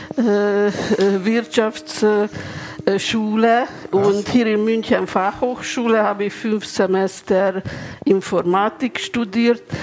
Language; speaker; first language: German; non-native, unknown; Hungarian